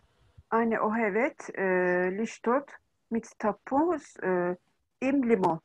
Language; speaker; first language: Hebrew; non-native, learner; Turkish